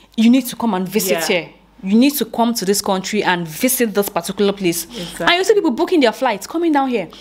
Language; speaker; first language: English; non-native, local second language; Igbo